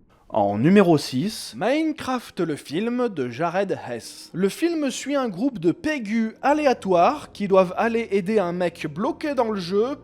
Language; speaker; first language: French; native; French